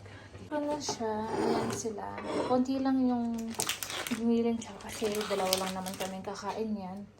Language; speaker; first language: Filipino; native; Filipino